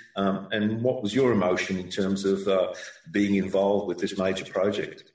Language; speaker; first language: English; early bilingual, other home language; Ukrainian